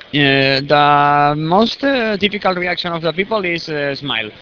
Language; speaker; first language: English; non-native, learner; Spanish